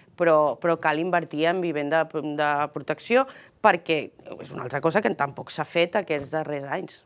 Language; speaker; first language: Catalan; early bilingual, other home language; Spanish